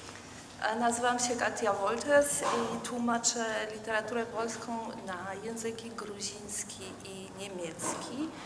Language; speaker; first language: Polish; non-native, fluent; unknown